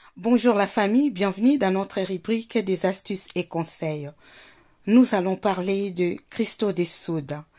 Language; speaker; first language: French; non-native, local second language; Lingala